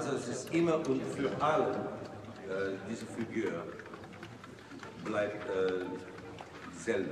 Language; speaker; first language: German; non-native, learner; English